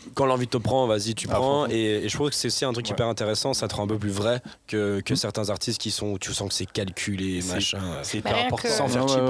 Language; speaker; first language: French; native; French